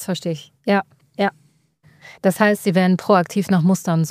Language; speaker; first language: German; native; German